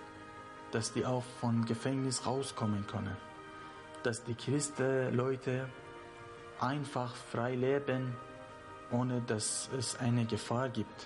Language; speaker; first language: German; non-native, learner; Persian